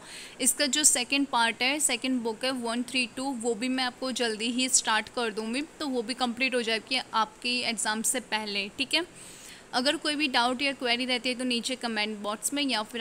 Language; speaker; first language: Hindi; native; Hindi